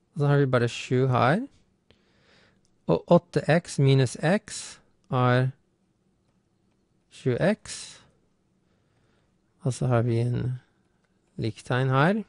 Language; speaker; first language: Norwegian; non-native, fluent; English